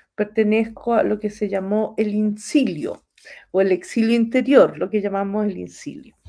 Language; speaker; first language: Spanish; native; Spanish